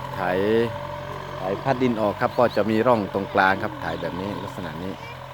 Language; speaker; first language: Thai; native; Thai